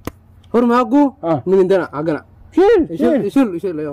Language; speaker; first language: Arabic; non-native, learner; Oromo